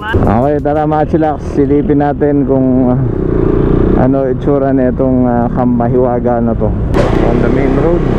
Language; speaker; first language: Filipino; native; Filipino